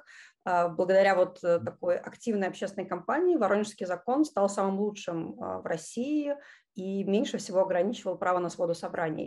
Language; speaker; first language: Russian; native; Russian